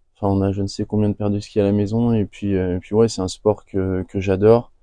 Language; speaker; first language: French; native; French